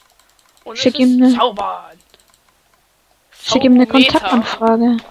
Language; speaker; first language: German; native; German